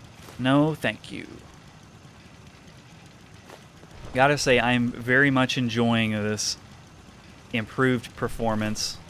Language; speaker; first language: English; native; English